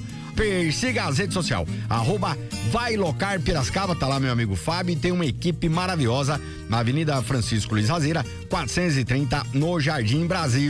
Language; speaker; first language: Portuguese; native; Portuguese